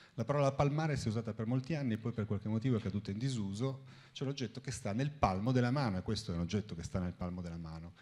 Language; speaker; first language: Italian; native; Italian